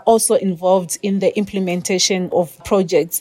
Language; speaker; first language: English; non-native, local second language; Shona